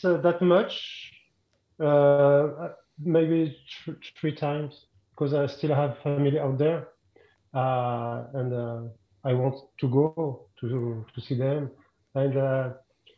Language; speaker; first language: English; non-native, fluent; French